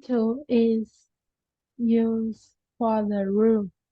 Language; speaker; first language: English; non-native, learner; Vietnamese